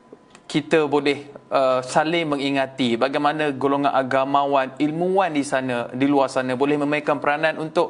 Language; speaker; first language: Malay; native; Malay